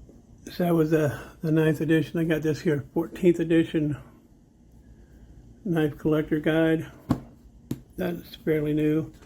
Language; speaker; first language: English; native; English